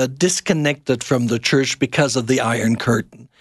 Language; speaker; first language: English; non-native, fluent; German